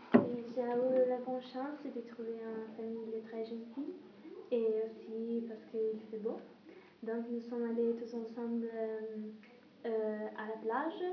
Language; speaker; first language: French; non-native, learner; Italian